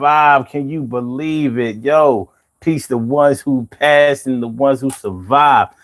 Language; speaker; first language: English; native; English